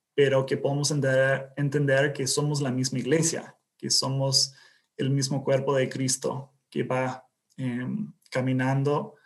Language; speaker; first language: Spanish; non-native, fluent; English